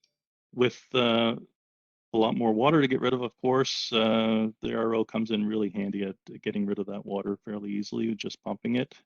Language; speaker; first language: English; native; English